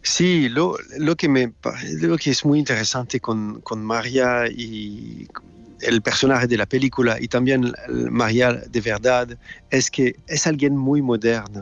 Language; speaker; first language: Spanish; non-native, fluent; French